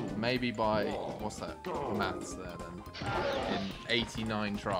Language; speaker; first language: English; native; English